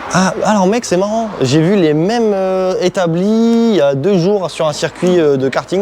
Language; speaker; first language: French; native; French